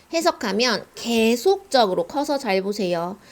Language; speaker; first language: Korean; native; Korean